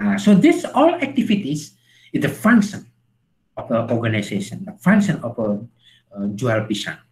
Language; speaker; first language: English; non-native, learner; Indonesian